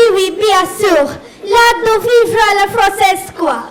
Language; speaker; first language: French; non-native, learner; Bangla